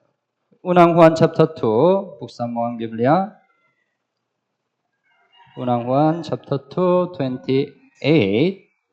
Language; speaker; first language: Filipino; non-native, learner; Korean